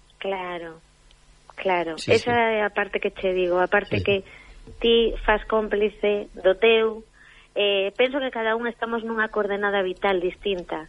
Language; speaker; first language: Galician; non-native, local second language; Spanish